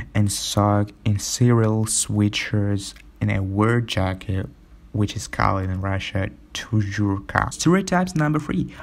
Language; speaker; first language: English; non-native, learner; Russian